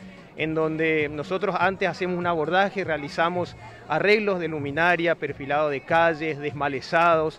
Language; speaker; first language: Spanish; native; Spanish